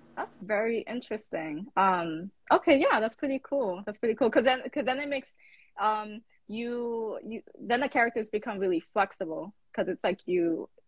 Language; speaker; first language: English; native; English